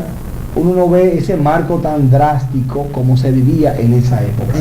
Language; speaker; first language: Spanish; native; Spanish